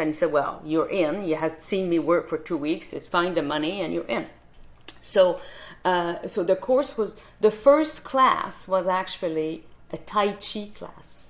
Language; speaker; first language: English; non-native, fluent; French